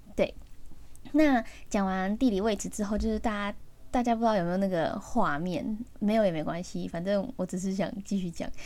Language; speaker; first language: Chinese; early bilingual, heritage; Chinese